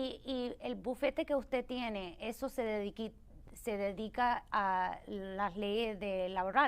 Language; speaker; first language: Spanish; early bilingual, other home language; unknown